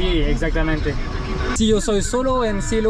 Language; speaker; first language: Spanish; non-native, learner; French